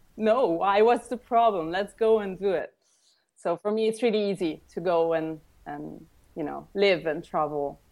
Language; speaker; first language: English; early bilingual, other home language; Italian